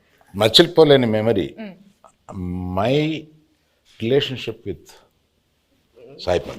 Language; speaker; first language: Telugu; native; Telugu